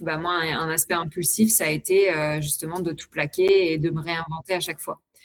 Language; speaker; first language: French; native; French